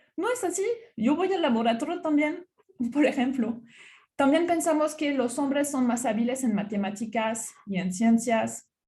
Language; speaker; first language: Spanish; non-native, fluent; French